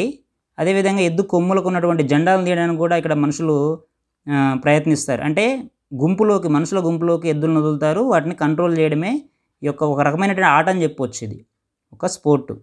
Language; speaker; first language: Telugu; native; Telugu